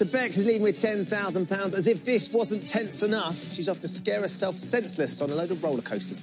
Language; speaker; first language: English; native; English